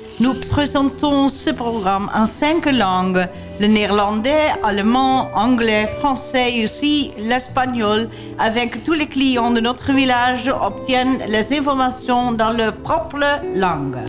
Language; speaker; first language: French; non-native, learner; Dutch